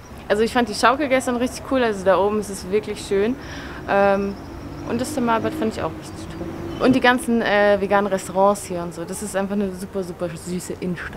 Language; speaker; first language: German; native; German